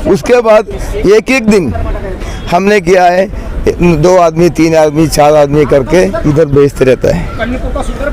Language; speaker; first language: Hindi; non-native, local second language; Malayalam